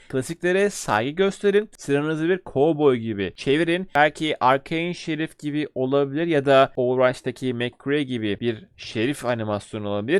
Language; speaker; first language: Turkish; native; Turkish